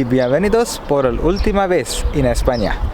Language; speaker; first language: Spanish; non-native, learner; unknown